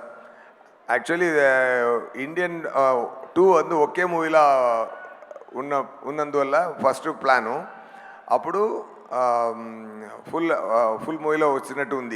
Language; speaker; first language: Telugu; non-native, learner; Tamil